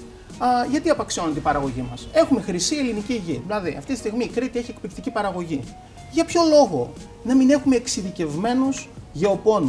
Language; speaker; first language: Greek; native; Greek